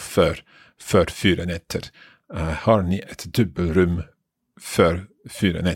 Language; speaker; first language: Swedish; non-native, learner; English